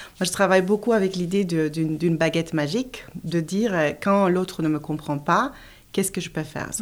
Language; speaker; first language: French; non-native, fluent; Spanish